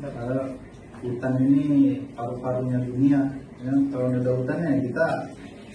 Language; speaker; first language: Indonesian; native; Indonesian